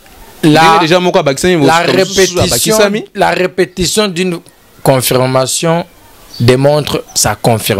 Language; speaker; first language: French; non-native, local second language; Lingala